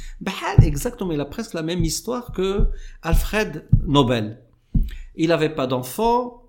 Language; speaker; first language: French; non-native, local second language; Arabic